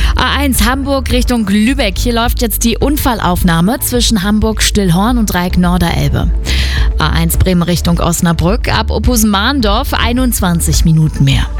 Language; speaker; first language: German; native; German